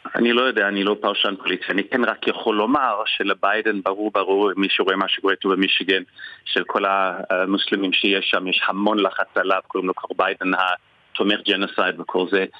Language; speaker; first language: Hebrew; non-native, fluent; English